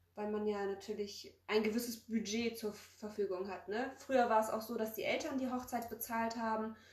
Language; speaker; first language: German; early bilingual, other home language; Polish